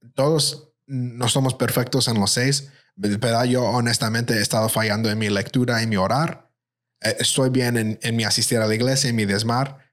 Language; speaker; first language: Spanish; early bilingual, heritage; Spanish